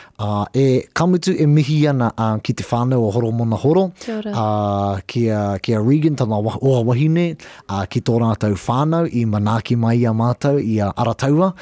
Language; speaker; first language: Māori; non-native, local second language; English